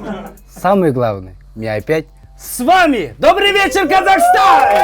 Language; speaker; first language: Russian; non-native, local second language; Kazakh